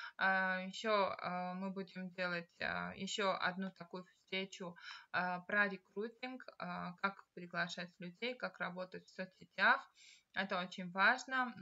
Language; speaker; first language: Russian; non-native, local second language; Armenian